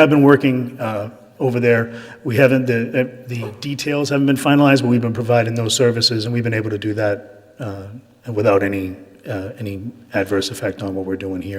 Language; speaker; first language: English; native; English